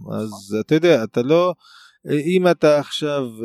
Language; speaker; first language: Hebrew; non-native, local second language; Arabic